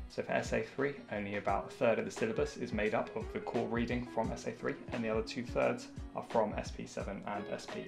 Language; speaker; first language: English; native; English